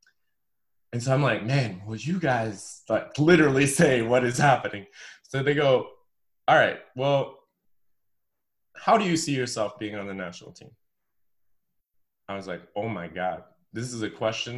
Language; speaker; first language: English; native; English